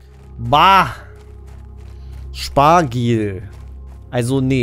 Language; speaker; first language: German; native; German